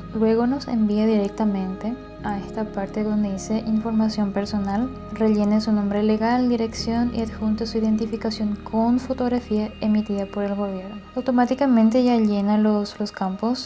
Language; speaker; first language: Spanish; native; Spanish